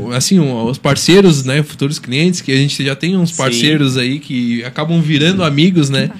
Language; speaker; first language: Portuguese; native; Portuguese